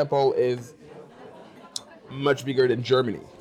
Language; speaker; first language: English; non-native, local second language; French